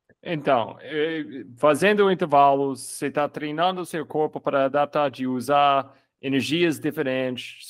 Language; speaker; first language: Portuguese; non-native, fluent; English